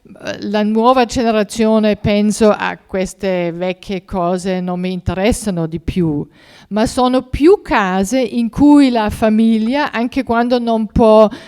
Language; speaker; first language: Italian; non-native, fluent; German